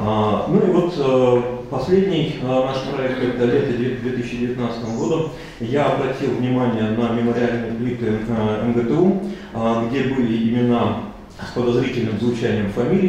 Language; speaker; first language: Russian; native; Russian